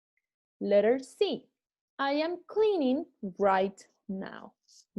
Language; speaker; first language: English; non-native, fluent; Spanish